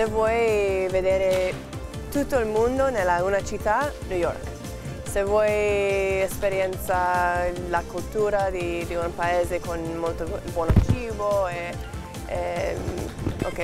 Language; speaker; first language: Italian; non-native, learner; English